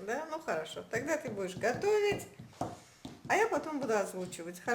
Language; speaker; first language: Russian; non-native, local second language; Azerbaijani